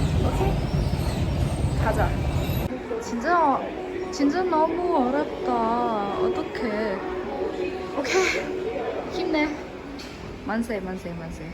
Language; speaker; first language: Korean; non-native, learner; Thai